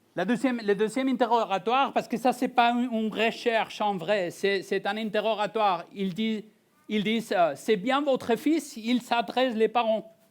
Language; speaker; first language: French; non-native, fluent; Spanish